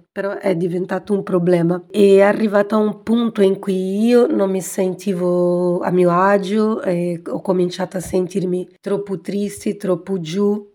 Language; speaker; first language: Italian; non-native, fluent; Portuguese